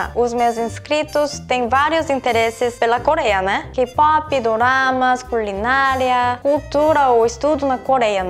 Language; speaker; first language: Portuguese; non-native, fluent; Korean